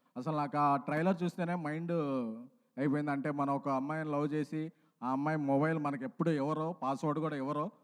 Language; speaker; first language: Telugu; native; Telugu